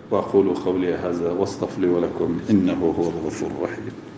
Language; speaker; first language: Arabic; non-native, fluent; Bambara